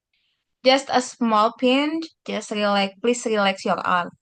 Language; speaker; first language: English; non-native, fluent; Indonesian